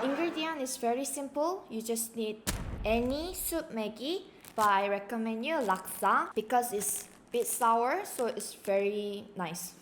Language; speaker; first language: English; non-native, fluent; Korean